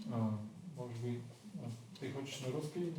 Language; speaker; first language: Russian; non-native, learner; Bulgarian